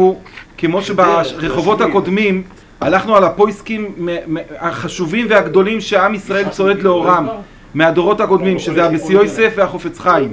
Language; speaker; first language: Hebrew; native; Hebrew